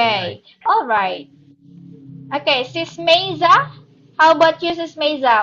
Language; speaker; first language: English; non-native, learner; Indonesian